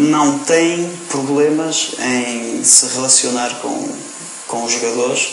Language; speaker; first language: Portuguese; native; Portuguese